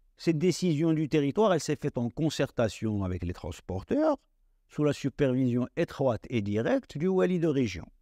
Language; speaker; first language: French; non-native, local second language; Arabic